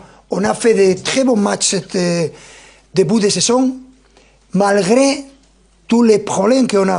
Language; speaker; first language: French; non-native, fluent; Spanish